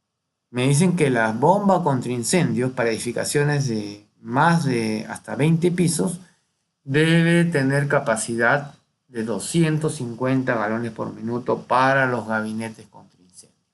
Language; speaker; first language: Spanish; native; Spanish